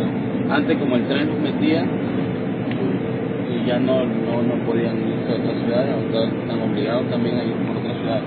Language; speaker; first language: Spanish; native; Spanish